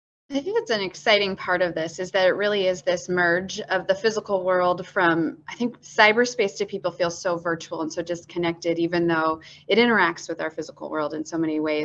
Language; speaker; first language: English; native; English